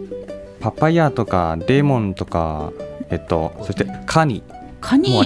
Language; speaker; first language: Japanese; non-native, learner; Thai